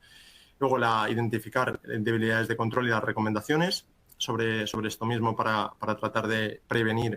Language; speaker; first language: Spanish; native; Spanish